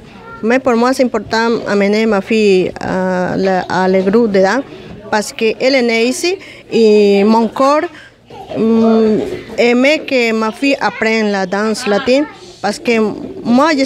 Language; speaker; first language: French; non-native, learner; Spanish